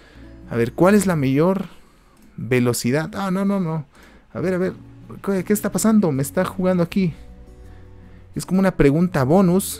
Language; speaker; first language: Spanish; native; Spanish